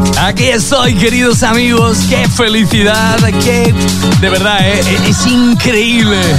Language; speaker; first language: Spanish; native; Spanish